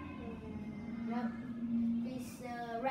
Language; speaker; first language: English; non-native, learner; Vietnamese